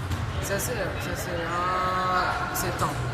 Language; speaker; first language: French; non-native, learner; Spanish